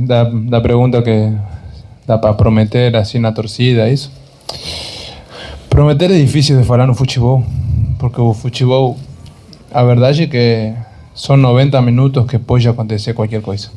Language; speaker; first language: Portuguese; non-native, fluent; Spanish